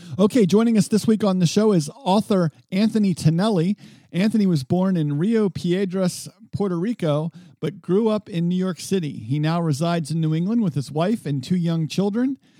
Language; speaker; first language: English; native; English